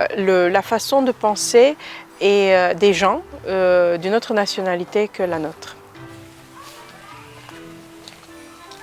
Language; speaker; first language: French; early bilingual, other home language; Romanian